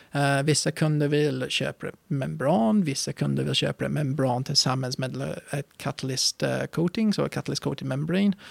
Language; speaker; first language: Swedish; non-native, fluent; English